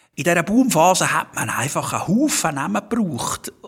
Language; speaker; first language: German; native; German